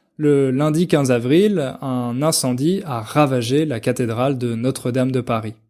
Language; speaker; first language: French; native; French